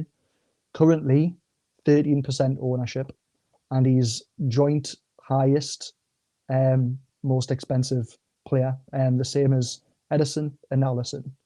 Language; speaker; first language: English; native; English